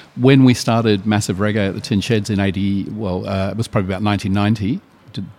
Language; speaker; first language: English; native; English